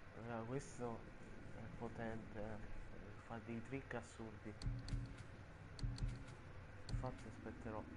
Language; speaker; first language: Italian; native; Italian